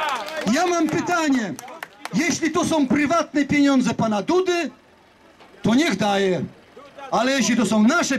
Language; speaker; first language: Polish; native; Polish